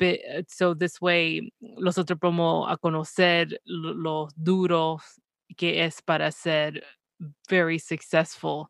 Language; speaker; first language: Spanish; early bilingual, heritage; Spanish